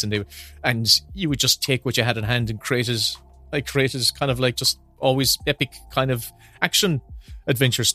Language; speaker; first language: English; native; English